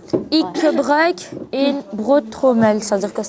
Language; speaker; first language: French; native; French